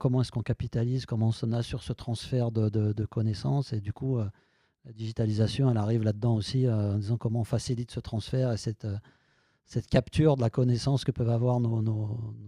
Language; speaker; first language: French; native; French